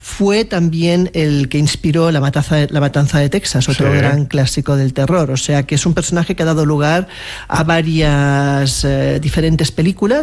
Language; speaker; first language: Spanish; native; Spanish